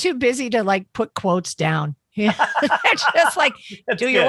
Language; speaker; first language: English; native; English